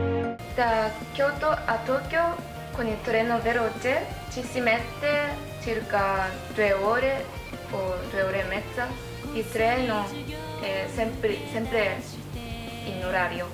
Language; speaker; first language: Italian; non-native, learner; Japanese